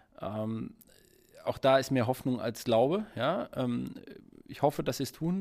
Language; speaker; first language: German; native; German